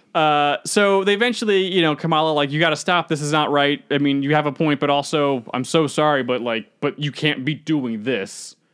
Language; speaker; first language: English; native; English